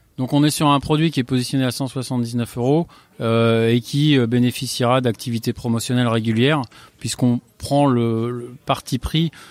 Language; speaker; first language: French; native; French